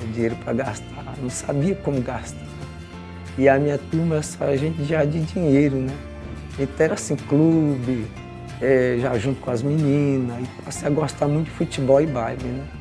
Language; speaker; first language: Portuguese; non-native, local second language; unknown